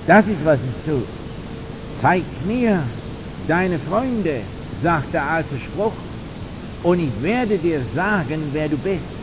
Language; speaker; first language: German; non-native, fluent; English